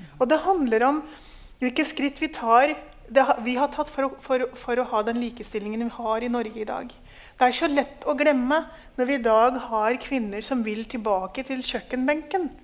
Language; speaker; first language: Norwegian; early bilingual, other home language; Urdu